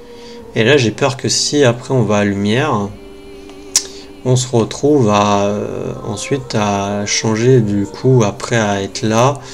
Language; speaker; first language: French; native; French